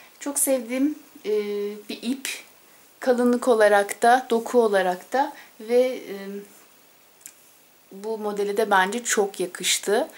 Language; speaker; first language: Turkish; native; Turkish